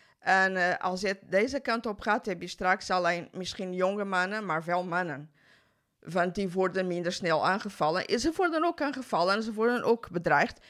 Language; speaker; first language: Dutch; non-native, fluent; Portuguese